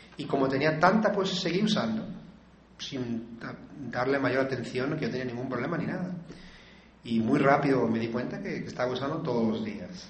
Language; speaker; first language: Spanish; native; Spanish